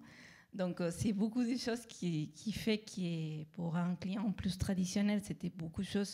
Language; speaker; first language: French; non-native, fluent; Spanish